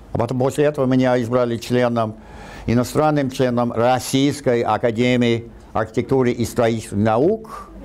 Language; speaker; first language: Russian; non-native, fluent; English